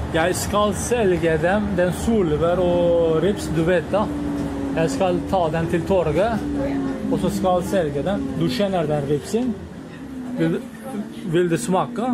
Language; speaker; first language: Swedish; non-native, learner; Turkish